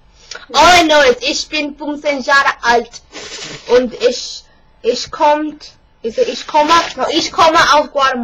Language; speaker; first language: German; non-native, learner; Spanish